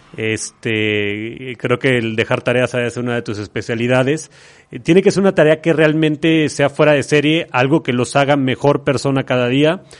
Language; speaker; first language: Spanish; native; Spanish